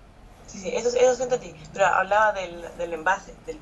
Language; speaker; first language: Spanish; native; Spanish